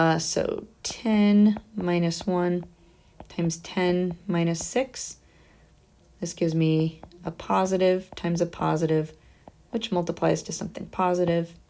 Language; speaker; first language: English; native; English